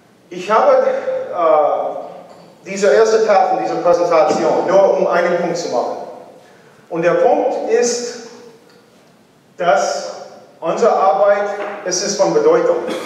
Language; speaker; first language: German; non-native, learner; English